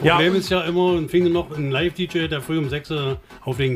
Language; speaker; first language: German; native; German